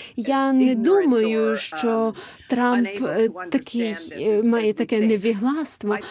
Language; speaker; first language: Ukrainian; non-native, fluent; English